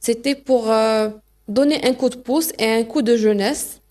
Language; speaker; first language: French; non-native, local second language; Arabic